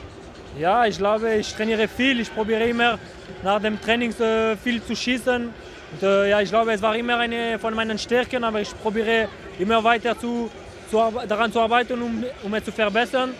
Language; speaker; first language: German; non-native, local second language; French